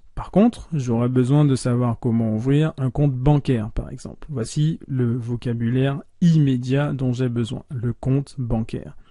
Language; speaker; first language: French; native; French